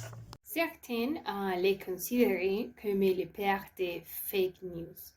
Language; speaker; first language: French; non-native, learner; Spanish